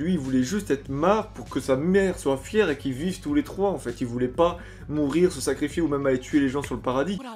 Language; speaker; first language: French; native; French